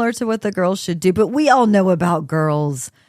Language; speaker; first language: English; native; English